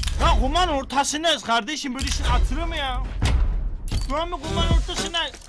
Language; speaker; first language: Turkish; native; Turkish